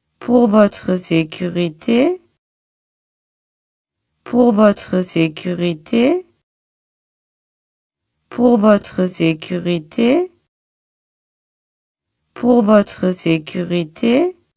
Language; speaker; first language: French; non-native, local second language; Arabic